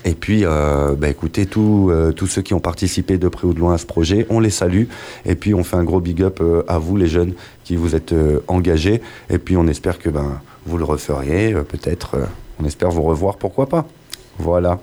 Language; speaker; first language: French; native; French